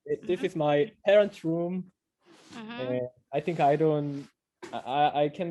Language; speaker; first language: English; non-native, fluent; Korean